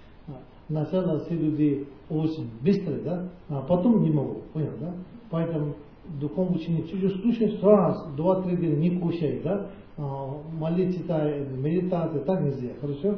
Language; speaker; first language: Russian; non-native, learner; Tibetan